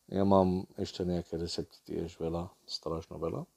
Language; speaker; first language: Slovak; non-native, learner; Arabic